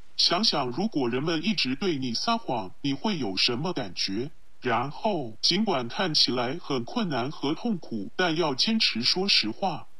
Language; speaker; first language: Chinese; non-native, local second language; Cantonese